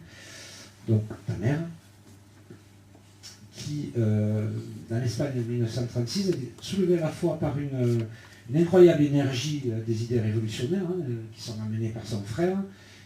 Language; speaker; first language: French; native; French